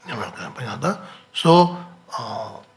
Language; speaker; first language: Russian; non-native, learner; Tibetan